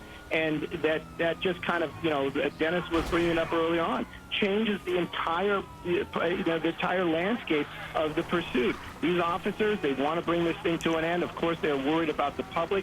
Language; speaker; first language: English; native; English